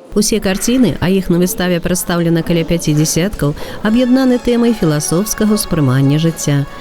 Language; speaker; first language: Belarusian; native; Belarusian